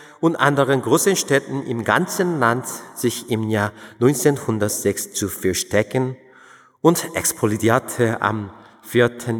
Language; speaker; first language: German; non-native, fluent; Korean